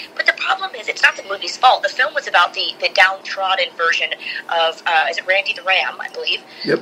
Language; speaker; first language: English; native; English